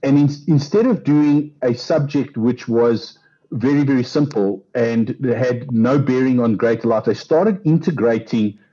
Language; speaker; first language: English; non-native, local second language; Afrikaans